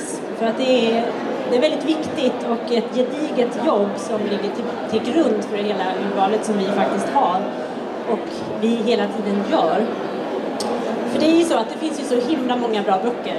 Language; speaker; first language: Swedish; native; Swedish